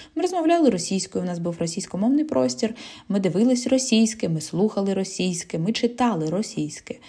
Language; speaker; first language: Ukrainian; non-native, local second language; Russian